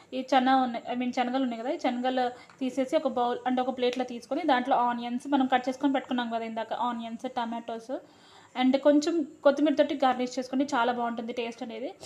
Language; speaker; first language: Telugu; non-native, local second language; Lambadi